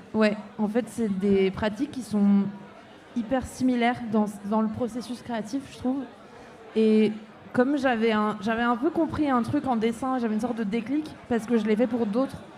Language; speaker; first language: French; native; French